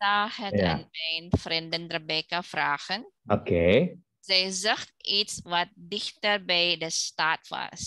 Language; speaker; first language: Dutch; non-native, learner; Indonesian